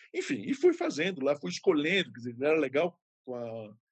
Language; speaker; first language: Portuguese; native; Portuguese